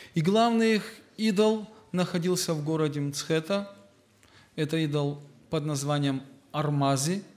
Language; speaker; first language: Russian; native; Russian